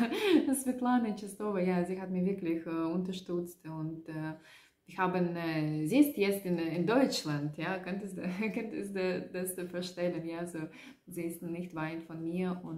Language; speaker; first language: German; non-native, learner; Russian